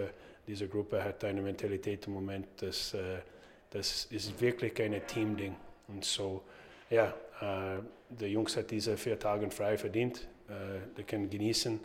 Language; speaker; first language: German; non-native, learner; English